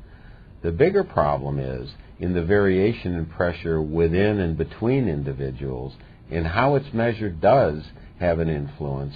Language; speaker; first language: English; native; English